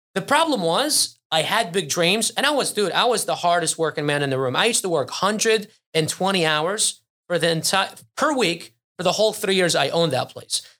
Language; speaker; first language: English; early bilingual, other home language; Arabic